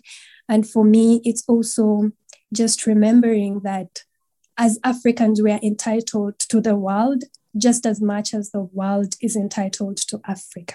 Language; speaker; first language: English; non-native, local second language; Nyankole